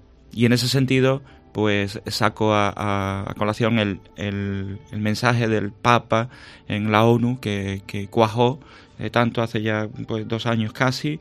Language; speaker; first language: Spanish; native; Spanish